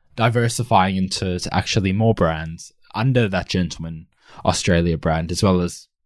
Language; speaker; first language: English; native; English